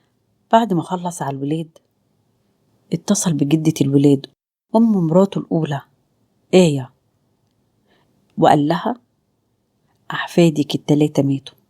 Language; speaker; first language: Arabic; native; Arabic